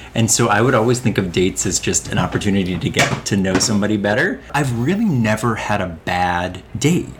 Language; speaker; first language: English; native; English